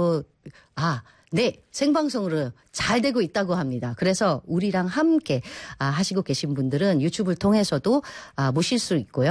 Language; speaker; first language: Korean; non-native, fluent; Filipino